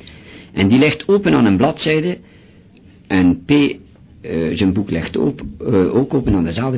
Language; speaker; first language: Dutch; native; Dutch